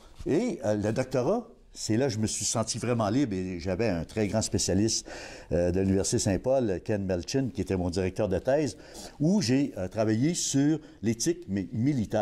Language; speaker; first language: French; native; French